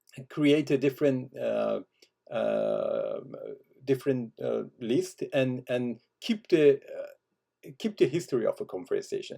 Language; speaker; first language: English; non-native, fluent; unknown